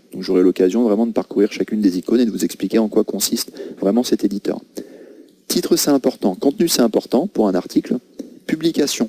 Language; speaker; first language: French; native; French